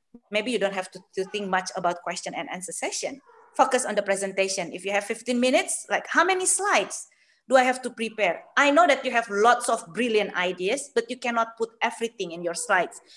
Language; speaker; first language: English; non-native, fluent; Sundanese